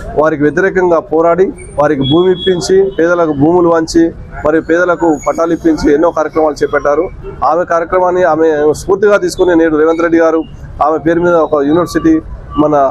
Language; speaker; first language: Telugu; native; Telugu